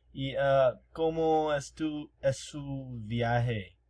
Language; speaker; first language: Spanish; non-native, learner; English